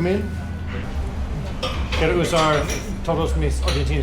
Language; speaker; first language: Spanish; non-native, learner; English